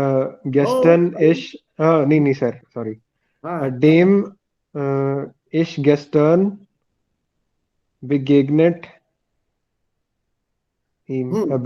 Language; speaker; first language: German; non-native, learner; Hindi